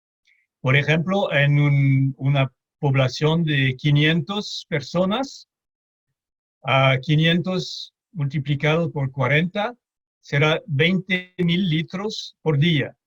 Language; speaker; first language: Spanish; non-native, fluent; French